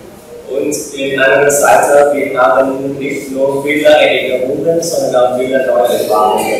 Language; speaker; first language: German; non-native, learner; Vietnamese